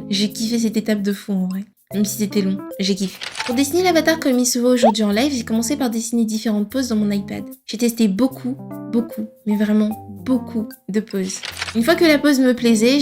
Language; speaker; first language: French; native; French